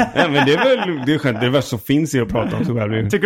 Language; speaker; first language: Swedish; early bilingual, heritage; Swedish